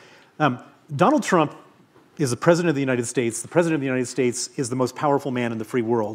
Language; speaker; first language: English; native; English